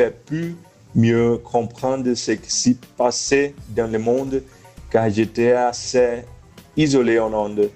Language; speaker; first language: French; non-native, fluent; Portuguese